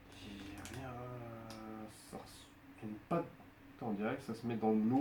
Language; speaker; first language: French; native; French